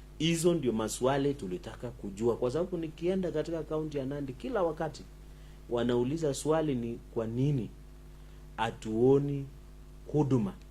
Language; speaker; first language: Swahili; non-native, local second language; Kalenjin